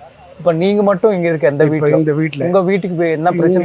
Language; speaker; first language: Tamil; non-native, learner; Telugu